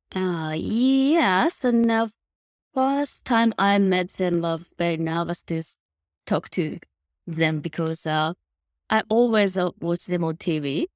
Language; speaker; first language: English; non-native, learner; Japanese